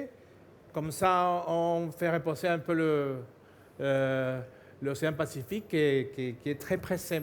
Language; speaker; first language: French; non-native, fluent; Spanish